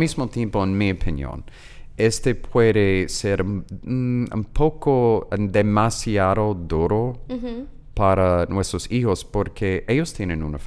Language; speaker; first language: Spanish; non-native, learner; English